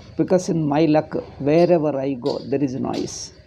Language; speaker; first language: English; non-native, local second language; Kannada